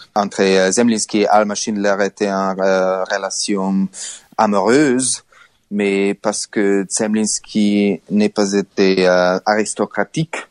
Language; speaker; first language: French; non-native, learner; Hungarian